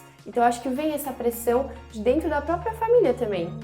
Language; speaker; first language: Portuguese; native; Portuguese